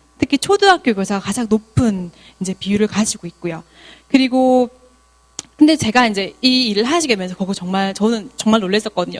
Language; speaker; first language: Korean; native; Korean